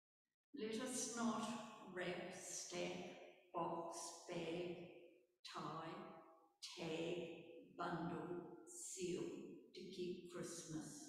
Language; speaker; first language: English; native; English